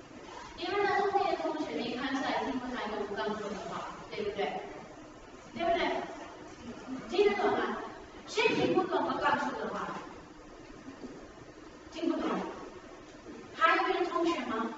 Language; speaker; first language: Chinese; non-native, fluent; English